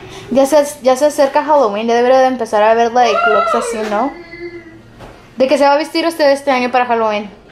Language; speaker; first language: Spanish; early bilingual, heritage; Spanish